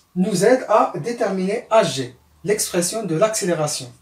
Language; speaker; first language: French; non-native, local second language; Arabic